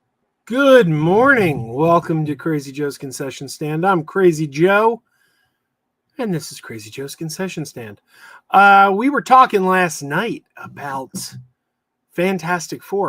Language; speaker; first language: English; native; English